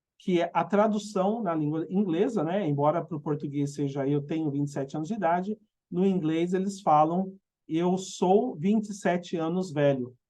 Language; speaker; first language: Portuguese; native; Portuguese